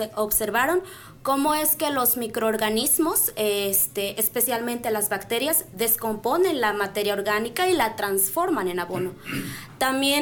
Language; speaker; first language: Spanish; non-native, local second language; Nahuatl languages